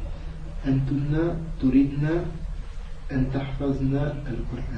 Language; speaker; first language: Arabic; non-native, learner; French